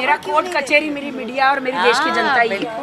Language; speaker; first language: Hindi; native; Hindi